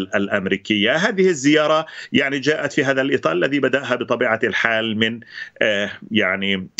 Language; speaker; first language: Arabic; native; Arabic